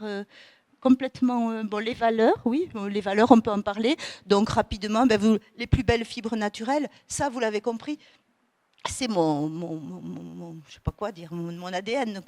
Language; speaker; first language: French; native; French